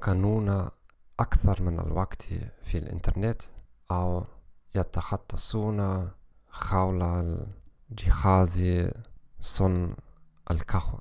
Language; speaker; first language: Arabic; non-native, learner; German